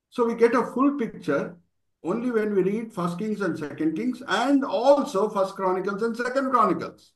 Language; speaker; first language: English; non-native, local second language; Telugu